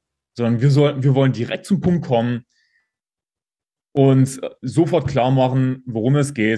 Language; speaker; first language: German; native; German